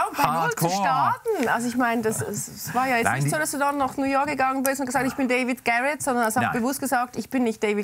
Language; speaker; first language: German; native; German